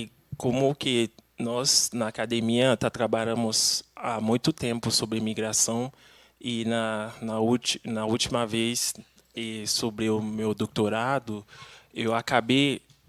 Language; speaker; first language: Portuguese; non-native, fluent; Haitian Creole